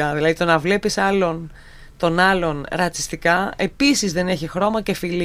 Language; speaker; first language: Greek; native; Greek